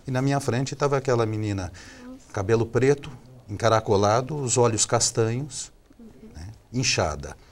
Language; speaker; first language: Portuguese; native; Portuguese